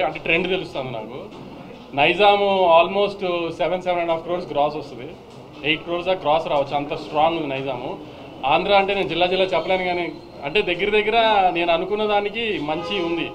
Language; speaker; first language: Telugu; native; Telugu